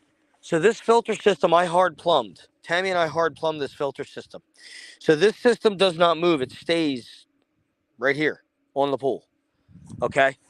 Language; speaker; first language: English; native; English